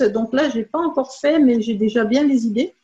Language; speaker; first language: French; native; French